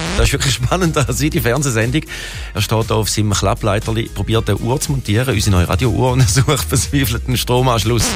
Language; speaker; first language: German; native; German